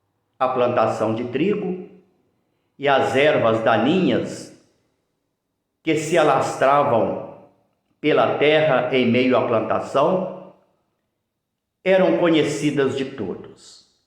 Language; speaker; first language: Portuguese; native; Portuguese